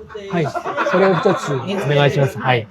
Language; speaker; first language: Japanese; non-native, fluent; Korean